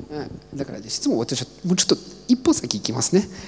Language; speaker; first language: Japanese; non-native, learner; French